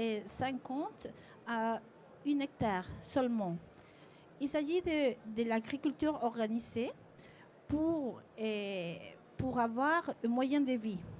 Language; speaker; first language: French; non-native, fluent; Spanish